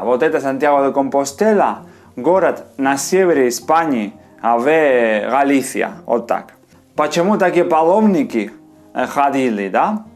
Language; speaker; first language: Russian; non-native, fluent; Spanish